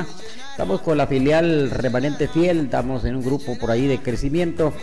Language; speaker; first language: Spanish; native; Spanish